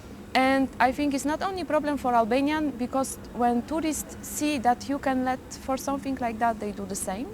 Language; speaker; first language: English; non-native, learner; Polish